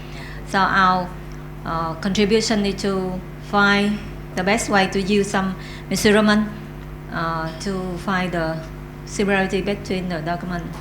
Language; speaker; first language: English; non-native, learner; Vietnamese